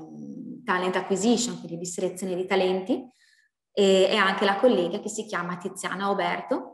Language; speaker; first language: Italian; native; Italian